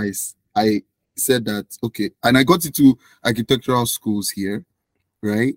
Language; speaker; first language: English; non-native, local second language; Yoruba